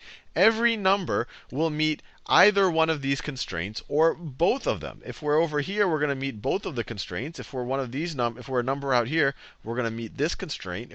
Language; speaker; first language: English; native; English